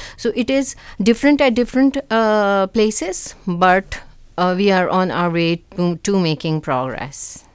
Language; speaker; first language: English; non-native, local second language; Urdu